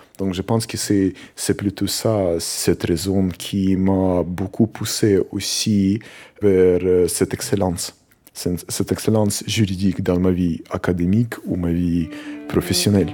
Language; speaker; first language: French; non-native, fluent; Russian